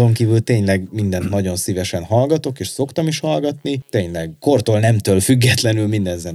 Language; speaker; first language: Hungarian; native; Hungarian